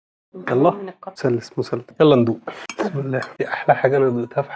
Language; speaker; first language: Arabic; native; Arabic